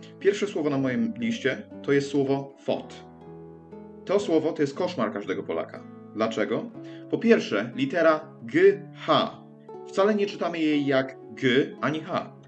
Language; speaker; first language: Polish; early bilingual, heritage; English